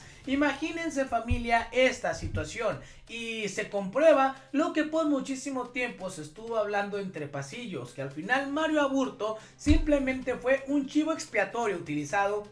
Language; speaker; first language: Spanish; native; Spanish